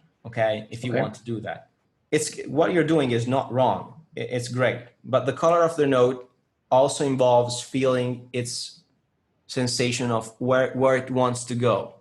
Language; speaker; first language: English; non-native, fluent; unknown